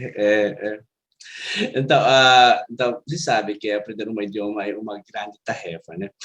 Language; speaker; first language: Portuguese; non-native, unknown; Filipino